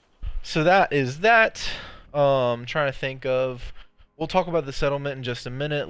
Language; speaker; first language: English; native; English